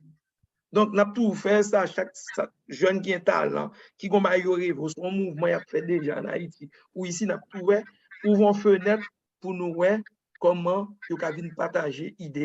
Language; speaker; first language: French; non-native, local second language; Haitian Creole